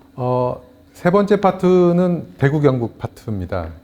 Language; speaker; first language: Korean; native; Korean